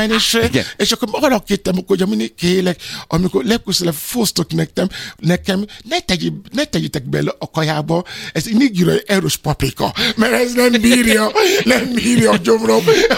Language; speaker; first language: Hungarian; non-native, fluent; Yoruba